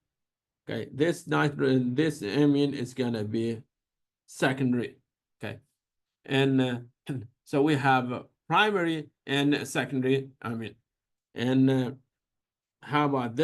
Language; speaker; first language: English; non-native, fluent; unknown